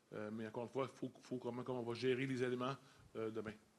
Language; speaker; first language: French; native; French